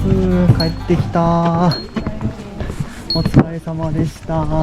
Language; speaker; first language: Japanese; native; Japanese